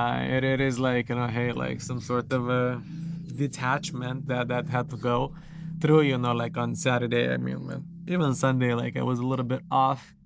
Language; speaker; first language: English; non-native, fluent; Romanian